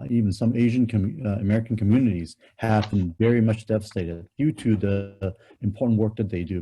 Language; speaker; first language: English; non-native, local second language; Cantonese